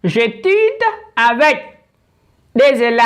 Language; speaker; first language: French; non-native, learner; Khmer